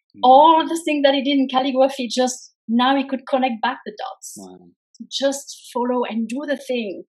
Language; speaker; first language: English; non-native, fluent; French